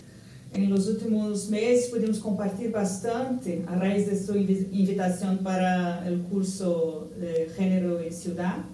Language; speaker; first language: Portuguese; non-native, fluent; Spanish